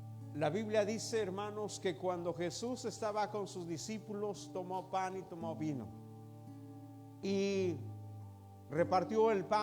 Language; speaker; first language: Spanish; native; Spanish